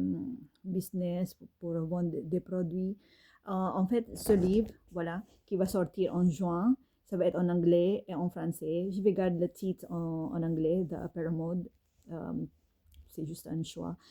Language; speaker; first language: French; non-native, learner; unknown